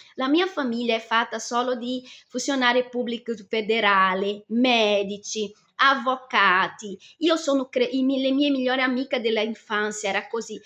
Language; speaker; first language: Italian; non-native, fluent; Portuguese